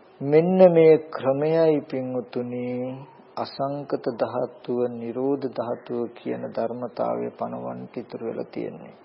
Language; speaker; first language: Sinhala; native; Sinhala